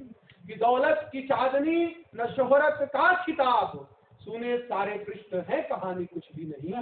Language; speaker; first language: Hindi; native; Hindi